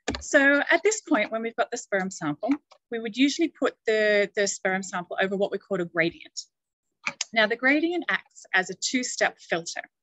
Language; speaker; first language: English; native; English